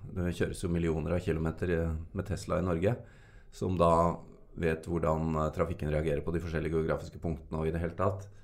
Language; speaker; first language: Norwegian; native; Norwegian